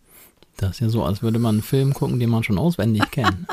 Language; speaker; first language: German; native; German